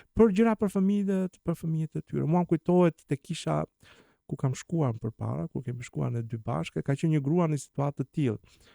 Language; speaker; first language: Albanian; native; Albanian